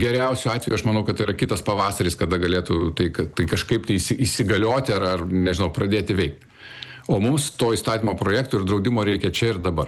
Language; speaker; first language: Lithuanian; native; Lithuanian